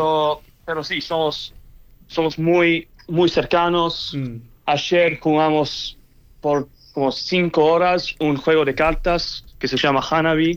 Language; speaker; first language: Spanish; early bilingual, heritage; English